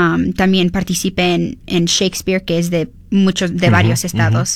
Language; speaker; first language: Spanish; early bilingual, heritage; Spanish